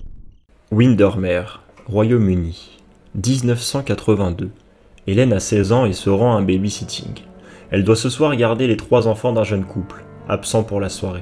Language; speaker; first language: French; native; French